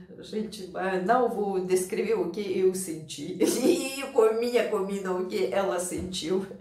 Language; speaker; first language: Portuguese; non-native, fluent; Russian